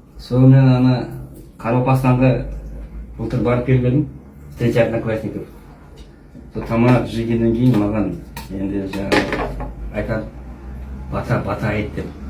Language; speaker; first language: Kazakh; non-native, local second language; Russian